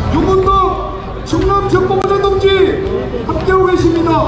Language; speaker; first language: Korean; native; Korean